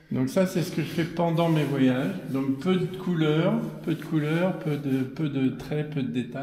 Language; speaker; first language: French; native; French